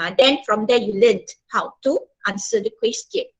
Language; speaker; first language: English; non-native, local second language; Malay